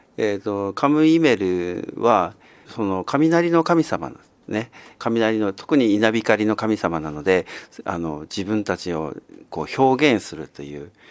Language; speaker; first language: Japanese; native; Japanese